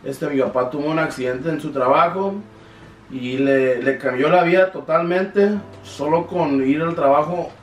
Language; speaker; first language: Spanish; early bilingual, heritage; Spanish